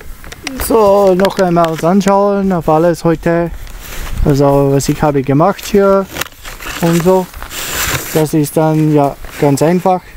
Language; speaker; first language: German; non-native, learner; Italian